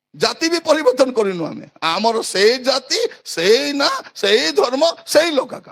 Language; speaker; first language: Odia; native; Odia